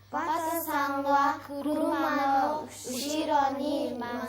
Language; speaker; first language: Japanese; non-native, learner; Mongolian